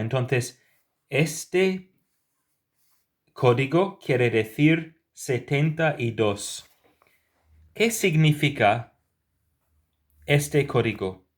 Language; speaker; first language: Spanish; non-native, fluent; English